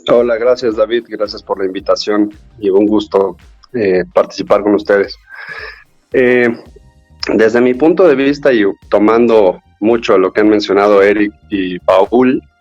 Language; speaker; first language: Spanish; native; Spanish